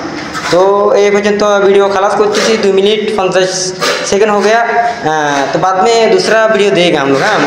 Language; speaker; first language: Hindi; non-native, learner; Bangla